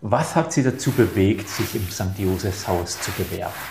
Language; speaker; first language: German; native; German